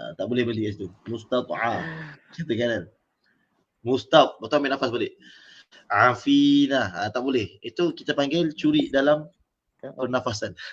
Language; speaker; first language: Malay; native; Malay